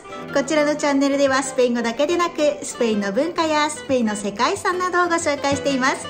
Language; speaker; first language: Japanese; native; Japanese